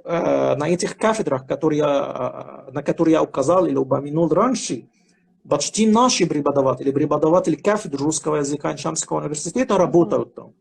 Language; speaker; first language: Russian; non-native, fluent; Arabic